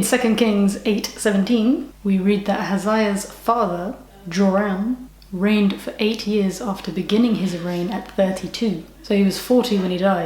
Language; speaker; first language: English; native; English